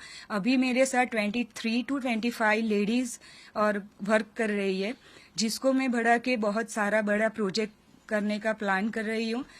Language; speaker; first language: Hindi; non-native, local second language; Gujarati